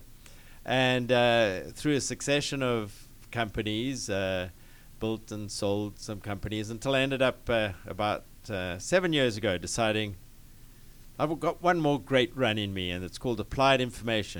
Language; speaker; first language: English; native; English